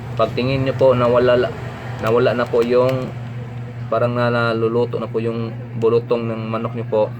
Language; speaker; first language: Filipino; native; Filipino